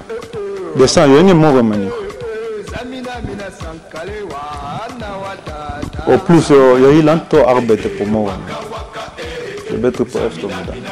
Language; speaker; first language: Swedish; non-native, fluent; Lingala